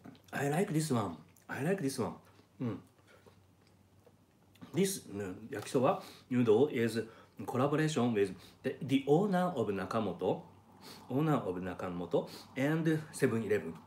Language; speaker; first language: English; non-native, learner; Japanese